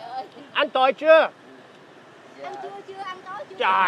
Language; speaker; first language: Vietnamese; non-native, learner; English